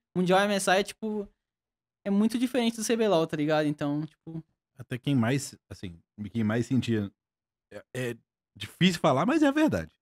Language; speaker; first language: Portuguese; native; Portuguese